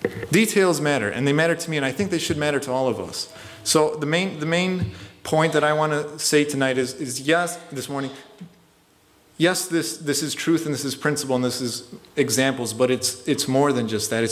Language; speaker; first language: English; early bilingual, other home language; Romanian